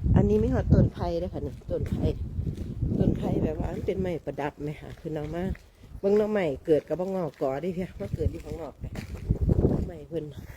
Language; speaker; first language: Thai; native; Thai